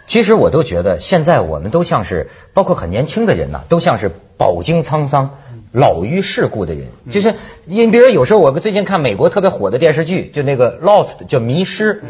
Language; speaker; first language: Chinese; native; Chinese